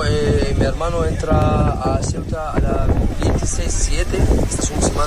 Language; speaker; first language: Spanish; non-native, learner; Arabic